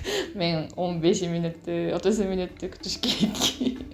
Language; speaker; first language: Kyrgyz; non-native, learner; Japanese